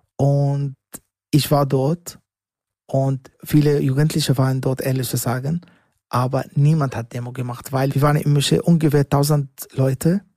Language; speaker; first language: German; non-native, learner; Arabic